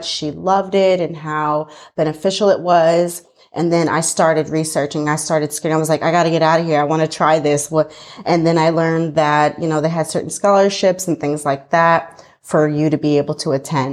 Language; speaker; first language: English; native; English